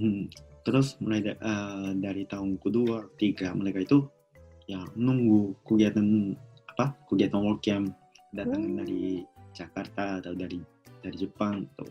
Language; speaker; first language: Indonesian; non-native, local second language; Japanese